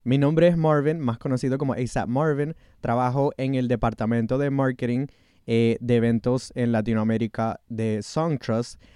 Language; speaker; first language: Spanish; early bilingual, heritage; Spanish